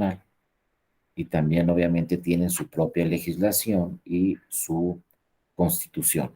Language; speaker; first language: Spanish; native; Spanish